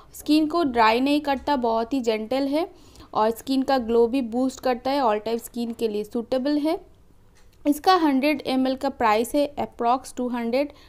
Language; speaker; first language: Hindi; non-native, local second language; Bangla